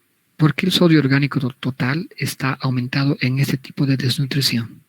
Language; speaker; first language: Spanish; native; Spanish